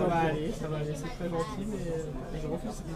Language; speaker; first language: French; native; French